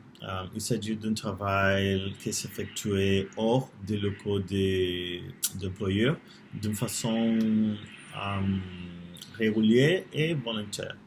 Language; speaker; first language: French; non-native, learner; Spanish